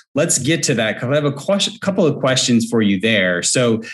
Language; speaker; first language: English; native; English